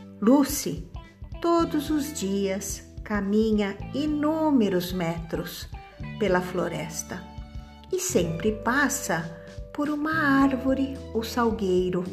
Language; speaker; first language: Portuguese; native; Portuguese